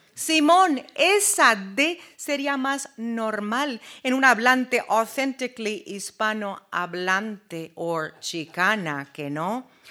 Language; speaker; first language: Spanish; native; Spanish